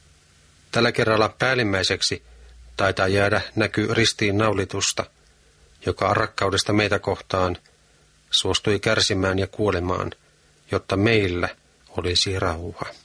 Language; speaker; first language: Finnish; native; Finnish